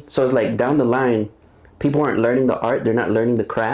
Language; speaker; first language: English; native; English